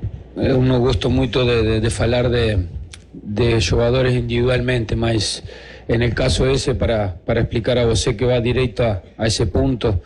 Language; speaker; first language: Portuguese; non-native, learner; Spanish